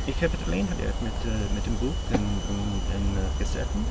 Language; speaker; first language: Dutch; non-native, learner; English